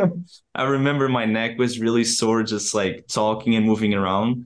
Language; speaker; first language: English; non-native, fluent; Portuguese